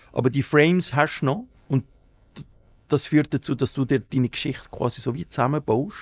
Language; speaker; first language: German; early bilingual, other home language; Spanish